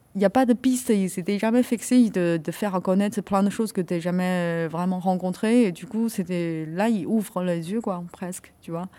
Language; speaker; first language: French; non-native, fluent; Chinese